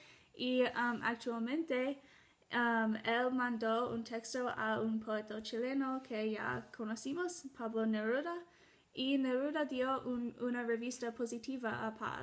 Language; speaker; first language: Spanish; non-native, learner; English